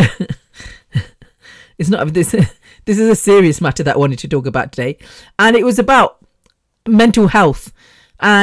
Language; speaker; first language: English; native; English